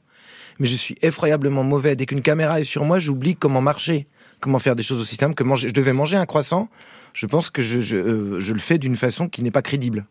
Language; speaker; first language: French; native; French